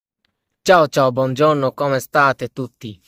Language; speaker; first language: Italian; non-native, learner; Bangla